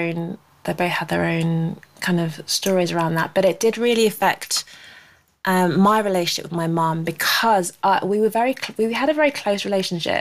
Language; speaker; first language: English; native; English